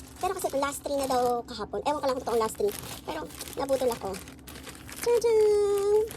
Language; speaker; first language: Filipino; native; Filipino